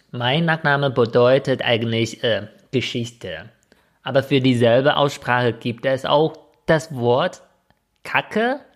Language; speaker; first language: German; non-native, fluent; Chinese